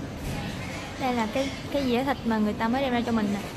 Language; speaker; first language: Vietnamese; native; Vietnamese